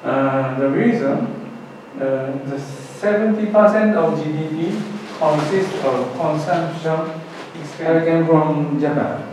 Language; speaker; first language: English; non-native, learner; Japanese